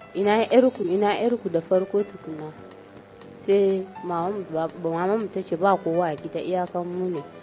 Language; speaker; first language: Hausa; non-native, local second language; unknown